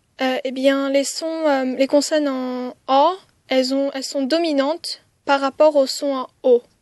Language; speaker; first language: French; early bilingual, other home language; Khmer